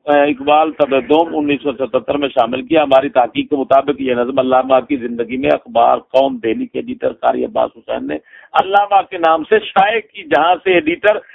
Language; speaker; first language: Urdu; non-native, local second language; Punjabi